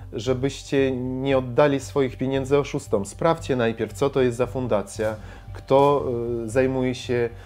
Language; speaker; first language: Polish; non-native, fluent; Ukrainian